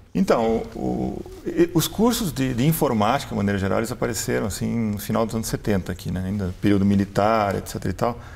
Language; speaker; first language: Portuguese; native; Portuguese